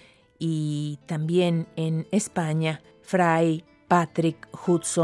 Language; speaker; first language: Spanish; native; Spanish